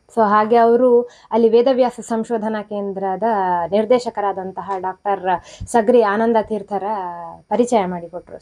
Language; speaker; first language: Kannada; non-native, local second language; Tulu